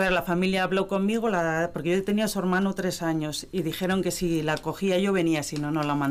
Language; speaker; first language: Spanish; native; Spanish